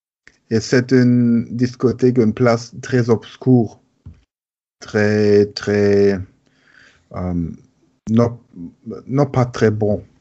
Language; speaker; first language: French; non-native, learner; German